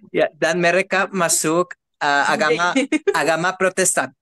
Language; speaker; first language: Indonesian; non-native, learner; Spanish